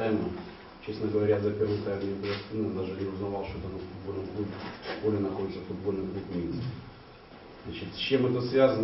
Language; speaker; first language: Russian; native; Russian